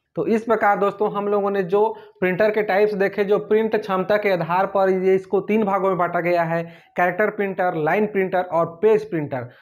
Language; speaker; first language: Hindi; native; Hindi